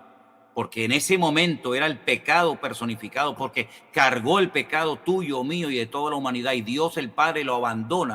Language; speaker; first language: Spanish; native; Spanish